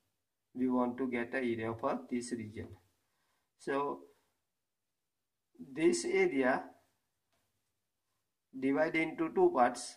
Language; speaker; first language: English; non-native, local second language; Gujarati